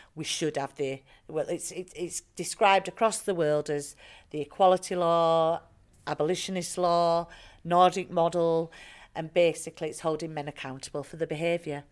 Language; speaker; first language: English; native; English